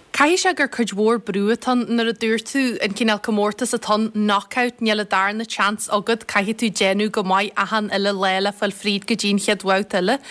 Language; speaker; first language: Irish; native; Irish